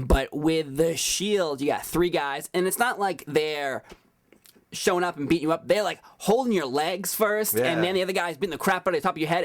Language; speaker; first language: English; native; English